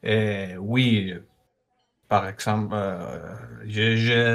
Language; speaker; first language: French; non-native, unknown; Spanish